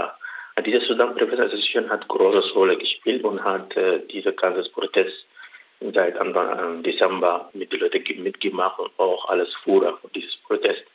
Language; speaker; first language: German; non-native, learner; Arabic